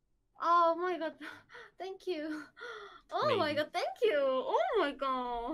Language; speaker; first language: English; non-native, learner; Korean